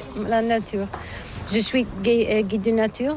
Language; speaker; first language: French; non-native, learner; Bulgarian